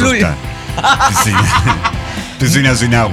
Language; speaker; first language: Spanish; native; Spanish